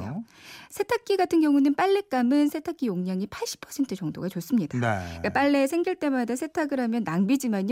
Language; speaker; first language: Korean; native; Korean